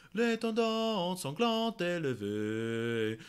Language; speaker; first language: French; non-native, fluent; English